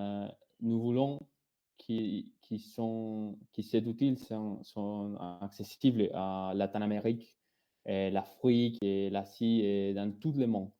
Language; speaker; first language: French; non-native, fluent; Spanish